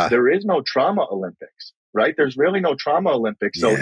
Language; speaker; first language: English; native; English